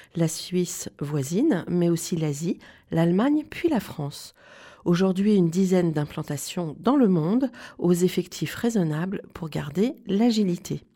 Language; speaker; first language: French; native; French